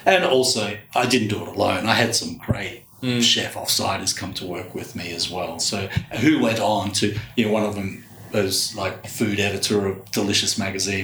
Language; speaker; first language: English; native; English